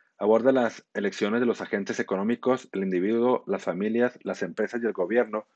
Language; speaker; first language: Spanish; native; Spanish